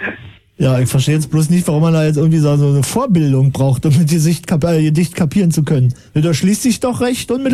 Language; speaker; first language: German; native; German